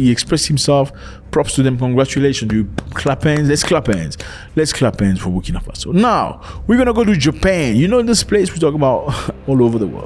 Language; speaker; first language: English; non-native, fluent; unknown